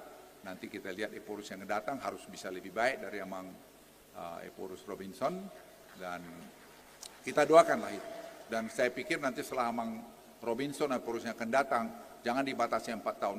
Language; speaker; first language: Indonesian; native; Indonesian